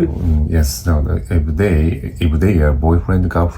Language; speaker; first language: English; non-native, learner; Japanese